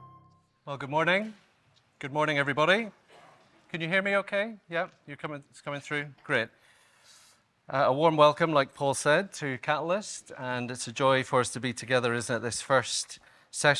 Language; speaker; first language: English; native; English